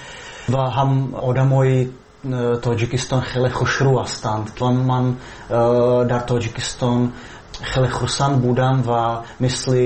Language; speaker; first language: Persian; non-native, fluent; Czech